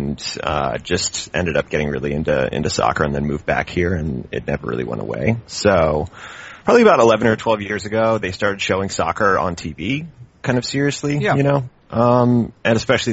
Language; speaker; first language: English; native; English